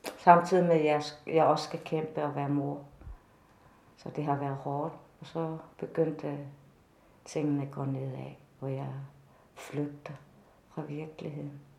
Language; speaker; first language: Danish; non-native, local second language; Kalaallisut